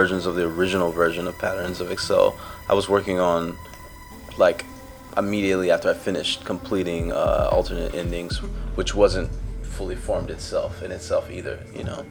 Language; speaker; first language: English; native; English